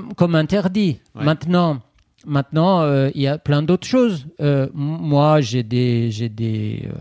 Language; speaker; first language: French; non-native, fluent; Persian